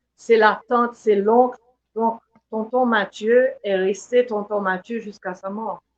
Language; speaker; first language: French; non-native, local second language; Haitian Creole